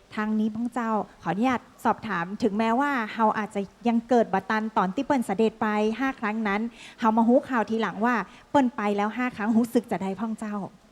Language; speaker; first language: Thai; native; Thai